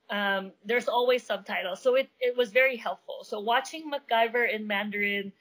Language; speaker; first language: English; non-native, local second language; Min Nan Chinese